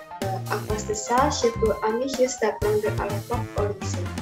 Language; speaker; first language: French; non-native, learner; Indonesian